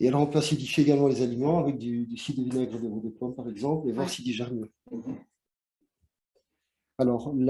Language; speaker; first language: French; native; French